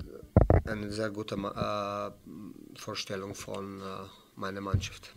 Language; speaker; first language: German; non-native, fluent; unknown